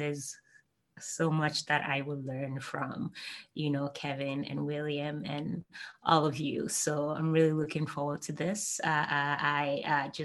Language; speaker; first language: English; non-native, local second language; Igbo